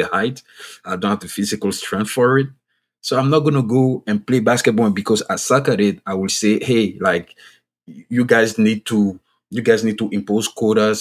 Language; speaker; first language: English; non-native, fluent; French